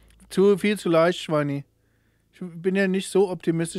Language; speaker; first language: German; native; German